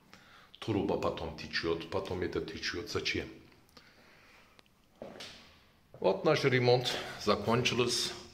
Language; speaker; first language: Russian; non-native, local second language; Turkish